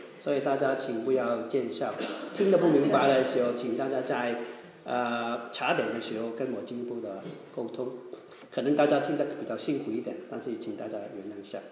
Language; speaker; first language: Chinese; non-native, local second language; Cantonese